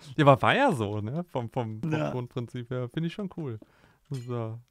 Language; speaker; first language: German; native; German